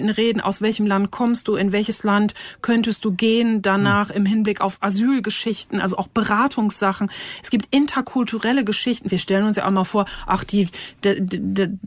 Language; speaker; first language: German; native; German